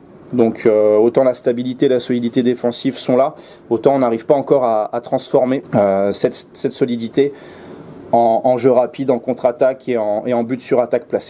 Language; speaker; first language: French; native; French